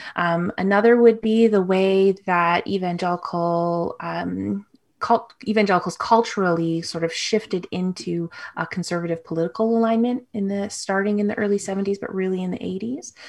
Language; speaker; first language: English; native; English